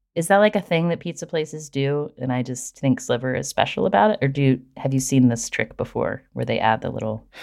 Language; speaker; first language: English; native; English